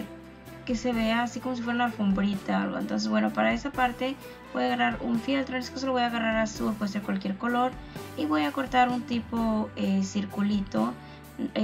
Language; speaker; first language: Spanish; native; Spanish